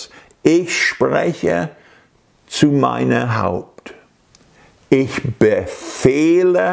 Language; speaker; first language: German; non-native, fluent; English